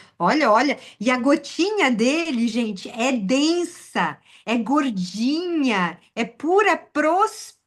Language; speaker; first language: Portuguese; non-native, fluent; French